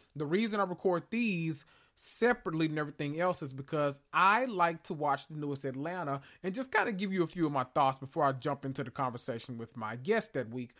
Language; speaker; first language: English; native; English